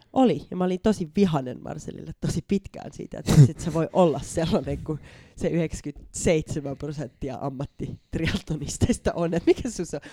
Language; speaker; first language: Finnish; native; Finnish